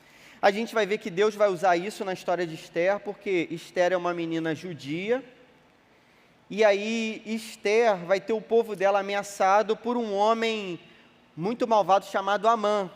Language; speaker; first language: Portuguese; native; Portuguese